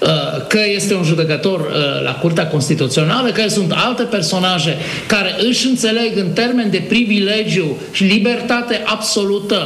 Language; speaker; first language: Romanian; native; Romanian